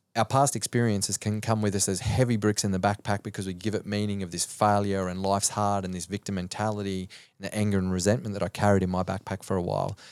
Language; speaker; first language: English; native; English